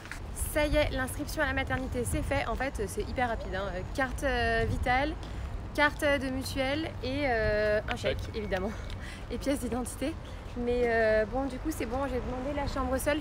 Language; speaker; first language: French; native; French